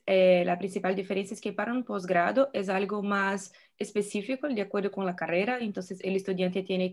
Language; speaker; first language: Spanish; non-native, fluent; Portuguese